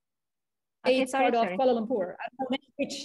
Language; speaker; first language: English; non-native, fluent; Arabic